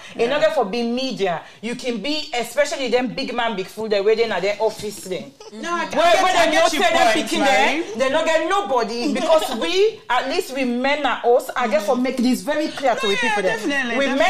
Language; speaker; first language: English; non-native, local second language; Krio